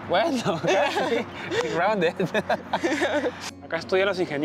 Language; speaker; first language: Spanish; native; Spanish